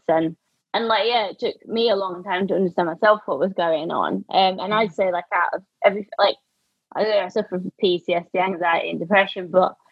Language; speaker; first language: English; native; English